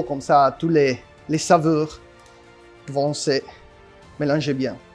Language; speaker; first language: French; non-native, learner; Italian